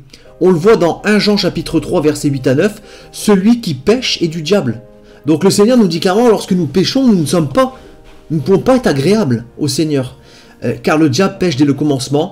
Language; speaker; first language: French; native; French